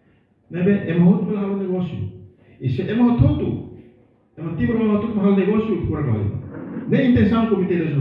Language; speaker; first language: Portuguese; non-native, local second language; Tetum